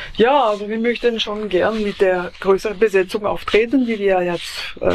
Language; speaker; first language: German; non-native, fluent; French